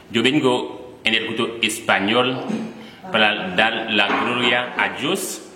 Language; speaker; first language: Spanish; non-native, learner; Haitian Creole